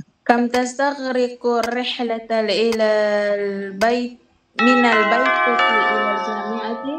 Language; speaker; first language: Arabic; non-native, learner; Indonesian